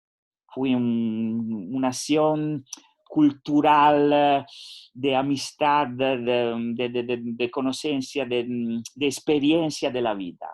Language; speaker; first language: Spanish; non-native, learner; Italian